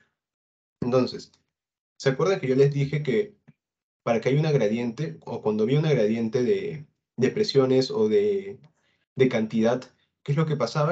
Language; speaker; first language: Spanish; native; Spanish